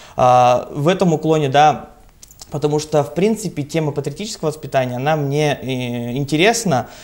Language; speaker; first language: Russian; native; Russian